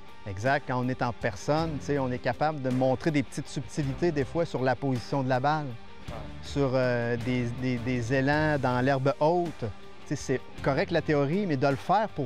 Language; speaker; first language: French; native; French